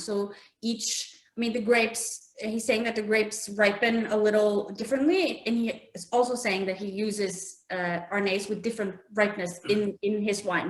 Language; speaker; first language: English; non-native, fluent; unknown